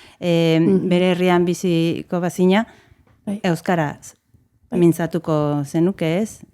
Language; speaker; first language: Basque; non-native, fluent; Spanish